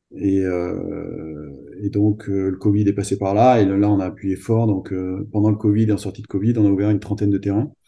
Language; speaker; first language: French; native; French